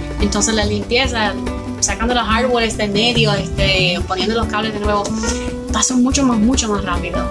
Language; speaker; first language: Spanish; non-native, fluent; English